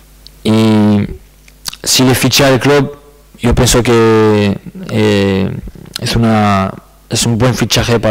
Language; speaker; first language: Spanish; non-native, learner; French